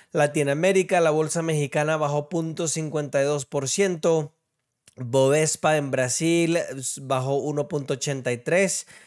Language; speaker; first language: Spanish; early bilingual, heritage; Spanish